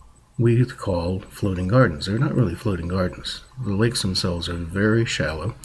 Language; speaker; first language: English; native; English